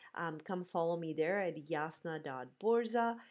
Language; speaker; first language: English; non-native, fluent; Bosnian